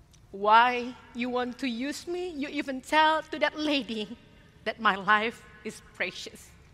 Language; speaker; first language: English; non-native, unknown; Indonesian